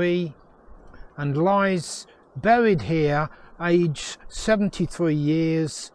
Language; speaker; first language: English; native; English